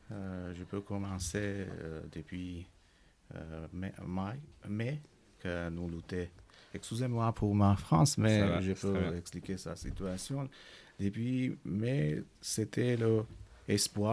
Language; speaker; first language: French; non-native, learner; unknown